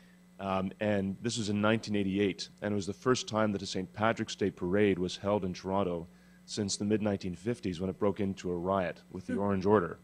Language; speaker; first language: English; native; English